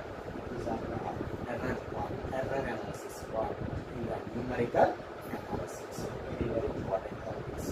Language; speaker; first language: English; non-native, local second language; Telugu